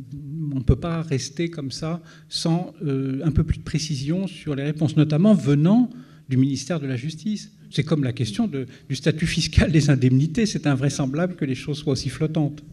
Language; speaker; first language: French; native; French